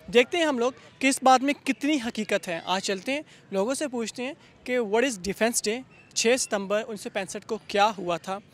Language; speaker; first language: Urdu; native; Urdu